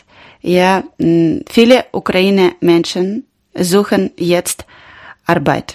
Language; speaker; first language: German; non-native, learner; Ukrainian